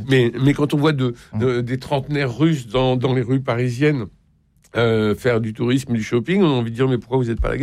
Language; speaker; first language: French; native; French